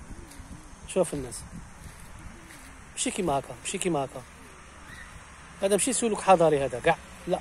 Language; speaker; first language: Arabic; native; Arabic